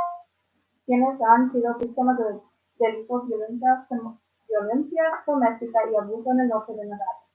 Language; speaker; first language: Spanish; early bilingual, other home language; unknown